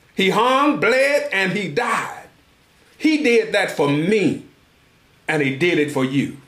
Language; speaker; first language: English; native; English